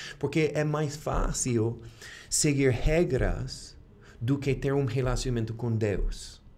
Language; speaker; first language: Portuguese; non-native, fluent; English